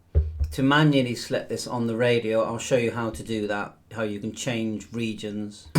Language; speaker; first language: English; native; English